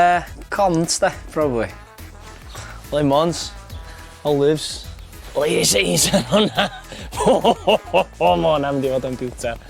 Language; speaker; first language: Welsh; native; Welsh